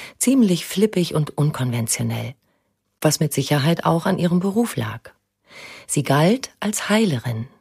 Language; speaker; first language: German; native; German